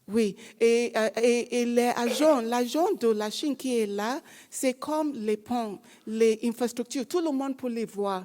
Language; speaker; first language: French; non-native, learner; English